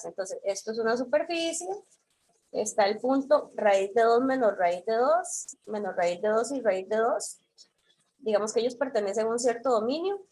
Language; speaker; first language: Spanish; native; Spanish